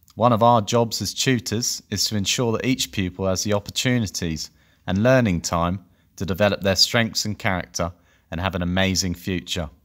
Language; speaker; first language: English; native; English